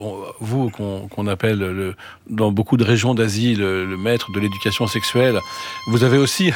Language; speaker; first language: French; native; French